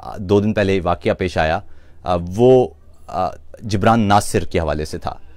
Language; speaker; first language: Urdu; non-native, local second language; Punjabi